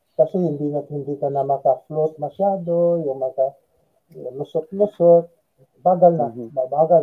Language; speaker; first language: Filipino; non-native, local second language; Cebuano